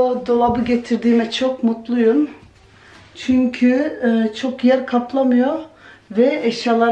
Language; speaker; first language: Turkish; early bilingual, other home language; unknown